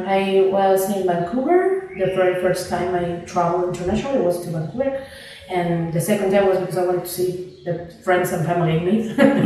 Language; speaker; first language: English; non-native, fluent; Spanish